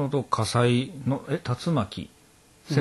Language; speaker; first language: Japanese; native; Japanese